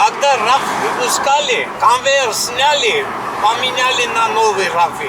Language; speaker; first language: Russian; non-native, local second language; Armenian